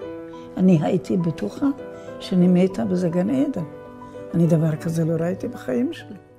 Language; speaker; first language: Hebrew; non-native, fluent; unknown